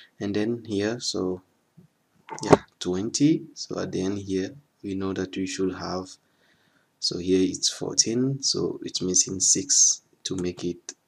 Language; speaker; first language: English; non-native, fluent; French